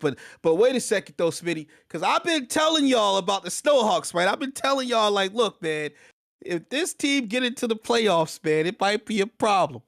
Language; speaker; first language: English; native; English